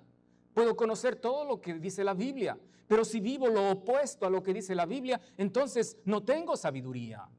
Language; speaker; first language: Spanish; native; Spanish